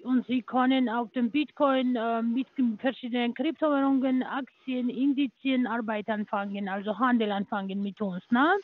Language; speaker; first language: German; non-native, learner; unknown